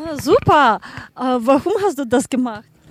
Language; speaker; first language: German; non-native, learner; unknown